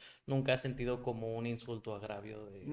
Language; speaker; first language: Spanish; native; Spanish